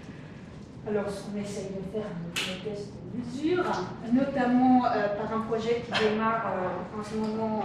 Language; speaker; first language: French; native; French